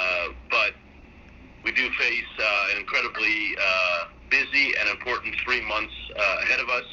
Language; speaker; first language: English; native; English